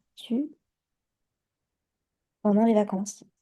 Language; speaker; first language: French; non-native, learner; Chinese